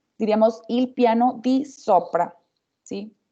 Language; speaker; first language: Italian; non-native, fluent; Spanish